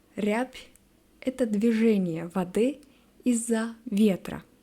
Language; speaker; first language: Russian; native; Russian